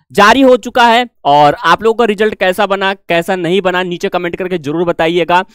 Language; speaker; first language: Hindi; native; Hindi